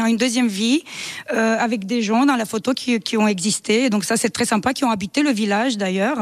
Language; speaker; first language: French; non-native, fluent; Romanian